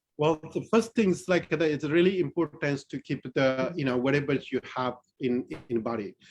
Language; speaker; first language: English; non-native, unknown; Newari